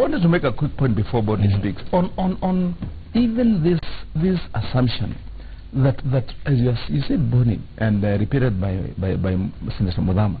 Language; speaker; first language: English; non-native, local second language; Kikuyu